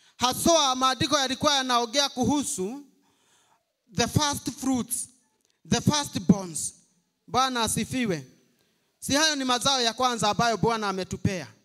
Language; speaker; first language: Swahili; non-native, local second language; Kikuyu